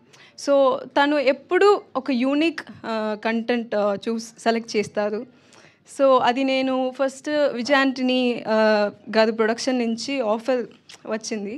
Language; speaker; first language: Telugu; non-native, learner; Tamil